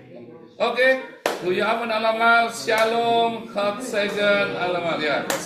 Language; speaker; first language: Dutch; non-native, learner; Indonesian